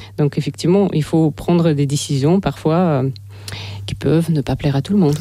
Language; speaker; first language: French; non-native, fluent; Russian